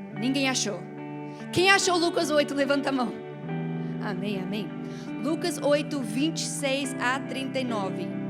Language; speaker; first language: Portuguese; non-native, fluent; English